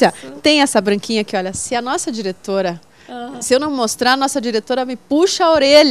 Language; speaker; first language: Portuguese; native; Portuguese